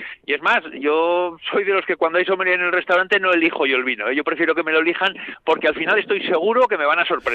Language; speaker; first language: Spanish; native; Spanish